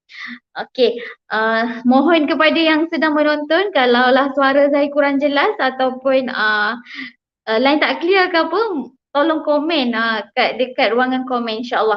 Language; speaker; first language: Malay; native; Malay